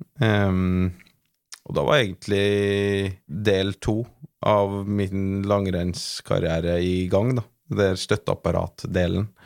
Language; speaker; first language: Norwegian; native; Norwegian